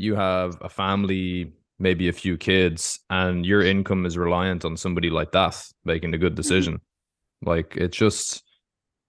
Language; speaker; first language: English; native; English